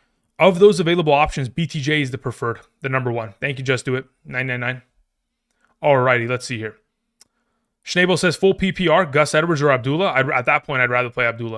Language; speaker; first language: English; native; English